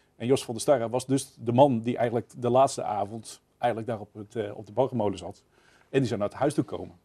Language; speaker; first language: Dutch; native; Dutch